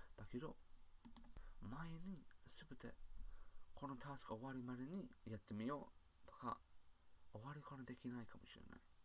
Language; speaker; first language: Japanese; non-native, learner; English